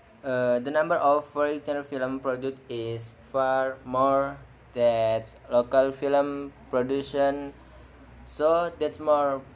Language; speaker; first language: English; non-native, learner; Indonesian